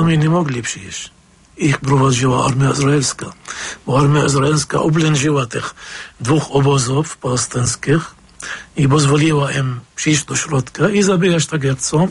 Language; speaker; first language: Polish; non-native, fluent; Arabic